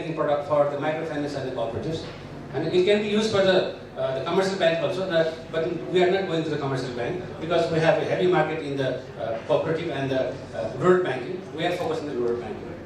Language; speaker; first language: English; non-native, local second language; Nepali